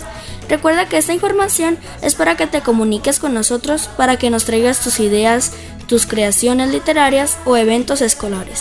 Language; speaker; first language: Spanish; native; Spanish